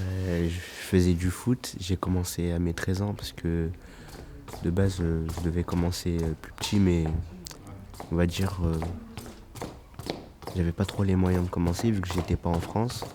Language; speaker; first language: French; non-native, fluent; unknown